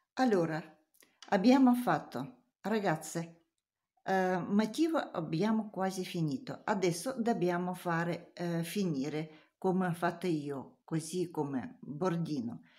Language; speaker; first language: Italian; non-native, learner; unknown